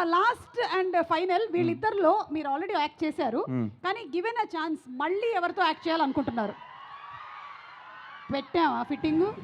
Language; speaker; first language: Telugu; native; Telugu